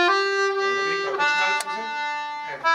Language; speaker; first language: English; native; English